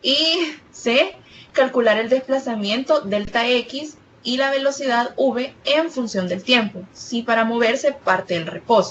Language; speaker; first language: Spanish; native; Spanish